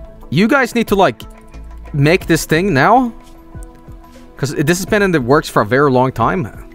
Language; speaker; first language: English; non-native, fluent; Swedish